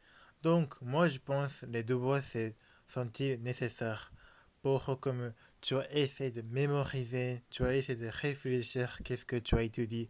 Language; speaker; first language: French; non-native, learner; Japanese